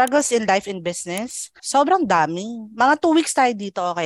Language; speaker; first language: English; non-native, local second language; Filipino